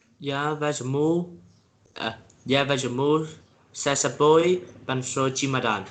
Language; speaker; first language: Russian; non-native, learner; Vietnamese